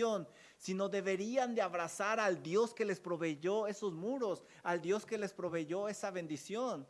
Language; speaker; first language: Spanish; native; Spanish